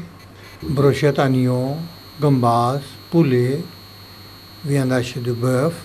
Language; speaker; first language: French; non-native, learner; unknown